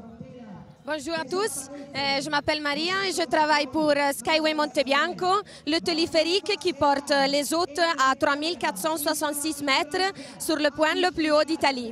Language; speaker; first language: French; non-native, local second language; Italian